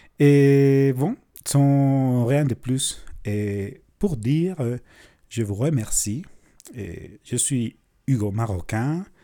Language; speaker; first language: French; non-native, fluent; Spanish